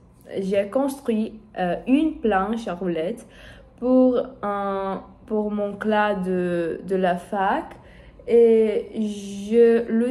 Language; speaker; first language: French; non-native, learner; Portuguese